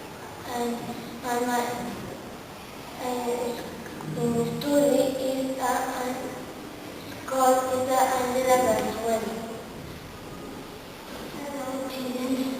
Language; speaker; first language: English; non-native, learner; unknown